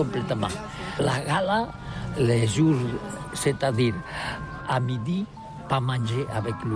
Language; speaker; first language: French; non-native, learner; Catalan